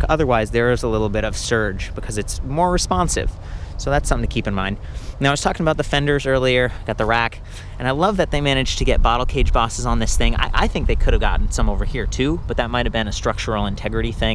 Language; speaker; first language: English; native; English